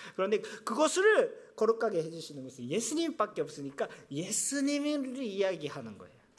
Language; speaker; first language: Korean; non-native, fluent; Japanese